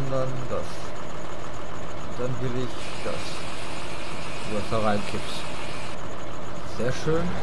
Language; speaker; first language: German; native; German